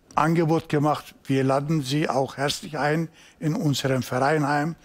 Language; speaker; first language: German; non-native, learner; Turkish